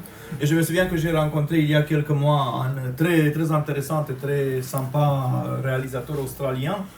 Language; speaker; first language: French; non-native, fluent; Romanian